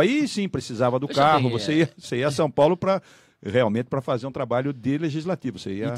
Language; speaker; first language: Portuguese; native; Portuguese